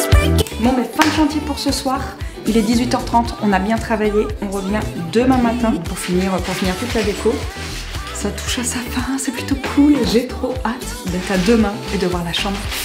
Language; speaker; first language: French; native; French